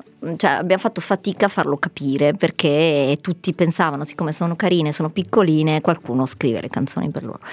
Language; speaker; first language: Italian; native; Italian